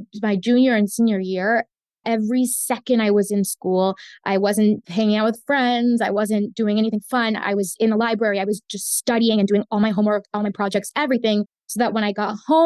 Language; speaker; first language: English; early bilingual, other home language; Spanish